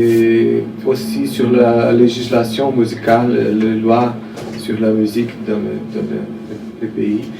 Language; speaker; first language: French; non-native, fluent; Portuguese